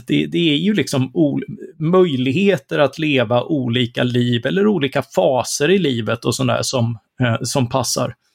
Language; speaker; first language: Swedish; native; Swedish